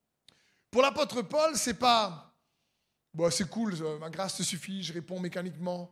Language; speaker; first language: French; native; French